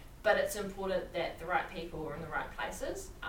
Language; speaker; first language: English; native; English